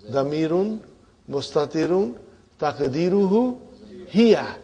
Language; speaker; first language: Arabic; non-native, fluent; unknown